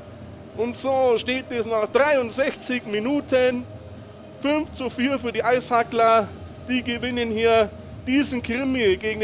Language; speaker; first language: German; native; German